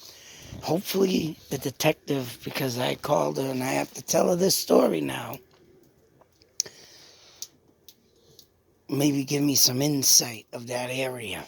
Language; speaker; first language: English; native; English